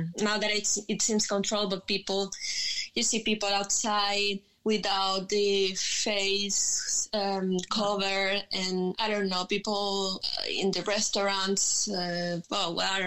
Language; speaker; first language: English; non-native, learner; Spanish